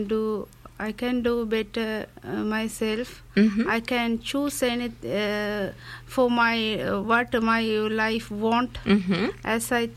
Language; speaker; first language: English; non-native, learner; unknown